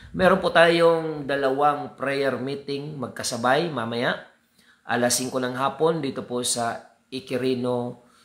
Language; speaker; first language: Filipino; native; Filipino